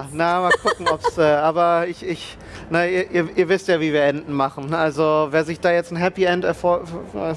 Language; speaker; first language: German; native; German